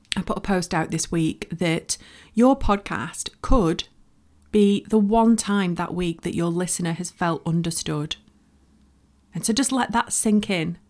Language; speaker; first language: English; native; English